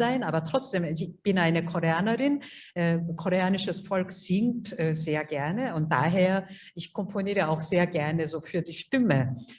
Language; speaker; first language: German; non-native, fluent; Korean